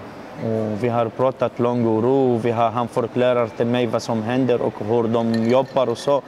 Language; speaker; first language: Swedish; non-native, learner; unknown